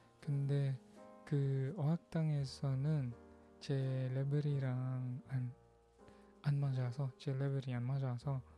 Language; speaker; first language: Korean; non-native, learner; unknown